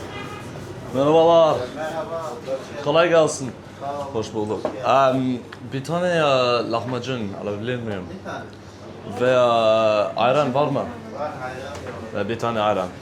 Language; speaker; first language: Turkish; non-native, learner; English